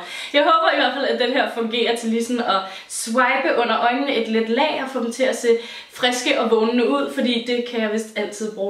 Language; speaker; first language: Danish; native; Danish